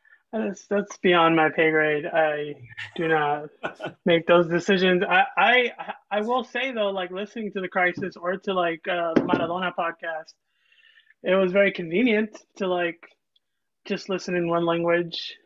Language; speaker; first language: English; early bilingual, other home language; Spanish